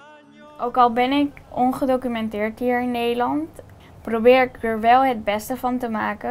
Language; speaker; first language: Dutch; early bilingual, other home language; Spanish